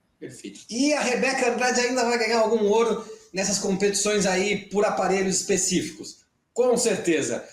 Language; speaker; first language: Portuguese; native; Portuguese